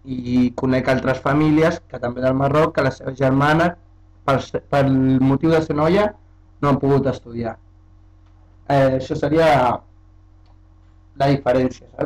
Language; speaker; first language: Catalan; early bilingual, other home language; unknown